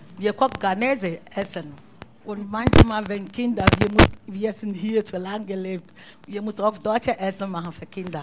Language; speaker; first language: German; non-native, learner; Akan